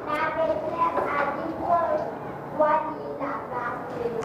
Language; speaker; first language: French; non-native, learner; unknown